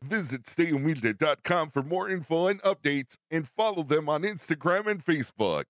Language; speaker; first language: English; early bilingual, other home language; Spanish